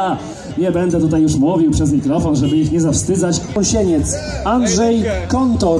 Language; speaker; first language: Polish; native; Polish